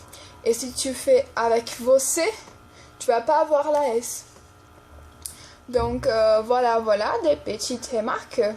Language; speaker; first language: French; non-native, fluent; Portuguese